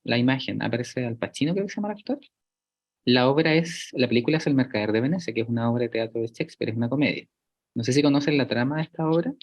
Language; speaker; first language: Spanish; native; Spanish